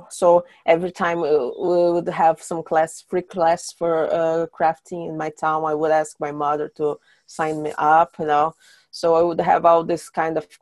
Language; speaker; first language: English; non-native, fluent; Portuguese